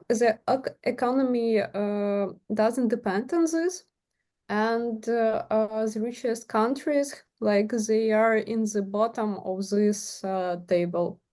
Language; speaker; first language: English; non-native, learner; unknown